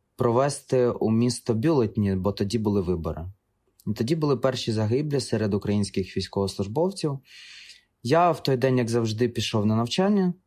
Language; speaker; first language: Ukrainian; non-native, local second language; Russian